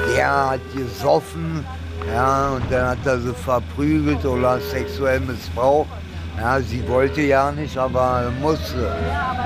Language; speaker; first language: German; early bilingual, other home language; Italian